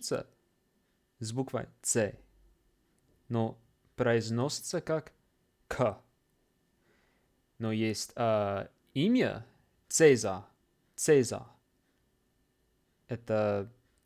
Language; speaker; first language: Russian; non-native, fluent; English